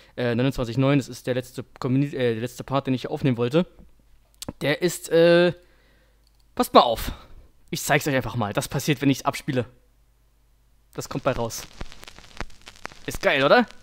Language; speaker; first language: German; native; German